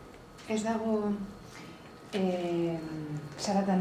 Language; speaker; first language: Basque; non-native, learner; Spanish